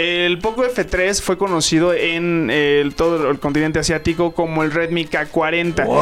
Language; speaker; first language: Spanish; native; Spanish